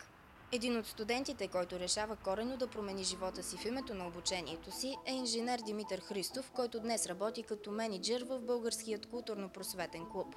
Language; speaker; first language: Bulgarian; native; Bulgarian